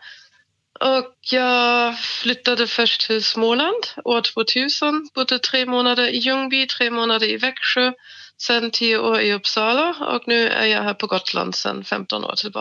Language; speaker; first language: Swedish; non-native, fluent; German